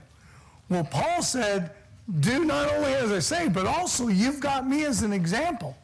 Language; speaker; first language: English; native; English